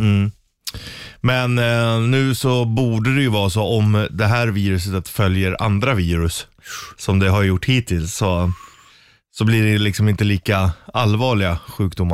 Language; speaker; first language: Swedish; native; Swedish